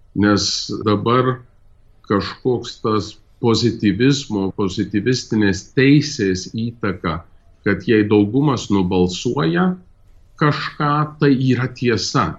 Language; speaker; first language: Lithuanian; early bilingual, heritage; Lithuanian